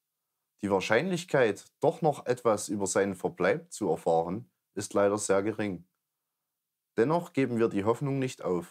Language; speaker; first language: German; native; German